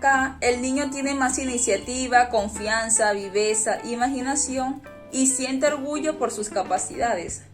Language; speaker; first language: Spanish; native; Spanish